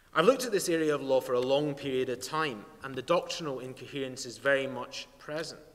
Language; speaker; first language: English; native; English